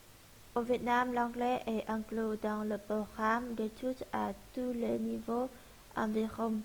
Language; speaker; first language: French; non-native, learner; Vietnamese